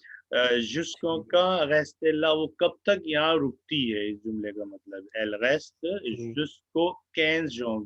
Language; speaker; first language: French; non-native, fluent; Hindi